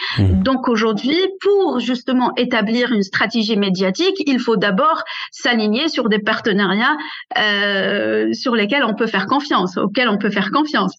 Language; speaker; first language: French; non-native, local second language; Arabic